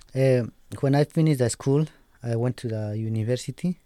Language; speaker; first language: English; non-native, learner; Spanish